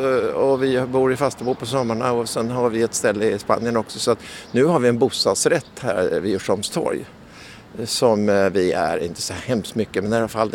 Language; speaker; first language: Swedish; native; Swedish